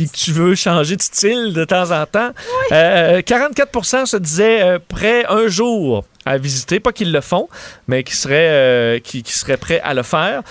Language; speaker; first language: French; native; French